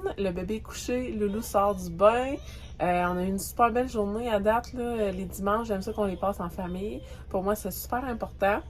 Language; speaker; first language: French; native; French